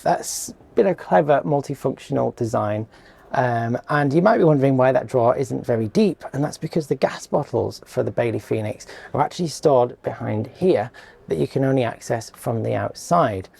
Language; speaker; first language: English; native; English